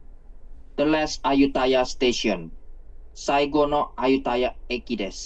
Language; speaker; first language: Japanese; non-native, learner; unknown